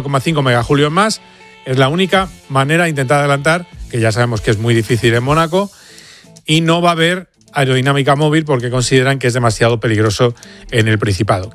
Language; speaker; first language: Spanish; native; Spanish